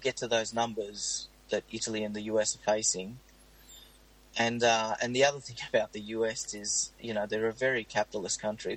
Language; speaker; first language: English; native; English